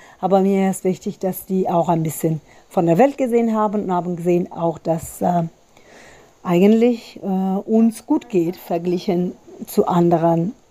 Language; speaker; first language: German; non-native, fluent; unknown